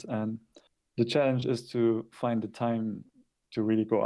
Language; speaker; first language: English; non-native, fluent; German